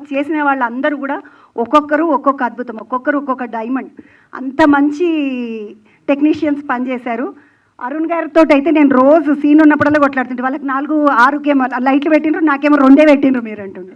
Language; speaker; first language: Telugu; native; Telugu